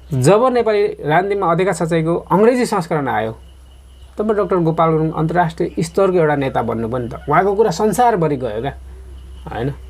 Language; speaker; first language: Nepali; non-native, local second language; Limbu